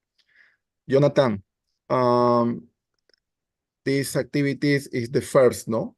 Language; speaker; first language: English; non-native, learner; Spanish